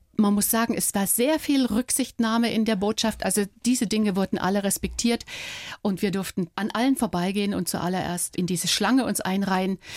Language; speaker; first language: German; native; German